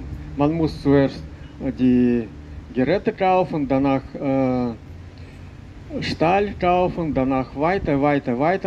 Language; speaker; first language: German; non-native, fluent; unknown